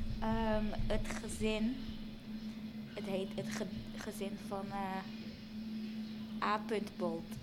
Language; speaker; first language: Dutch; non-native, fluent; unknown